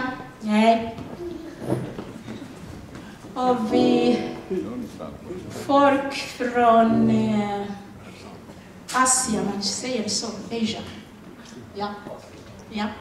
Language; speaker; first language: Swedish; non-native, learner; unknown